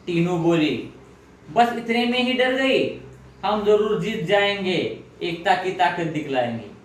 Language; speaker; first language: Hindi; non-native, local second language; Marathi